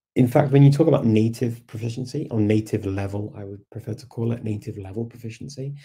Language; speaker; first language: English; native; English